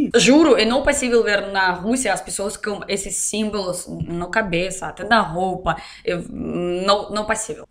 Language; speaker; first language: Portuguese; non-native, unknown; Russian